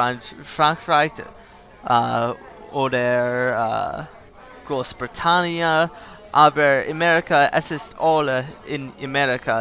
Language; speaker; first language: German; non-native, learner; English